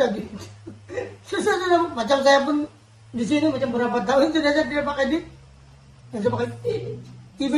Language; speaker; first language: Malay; non-native, local second language; Filipino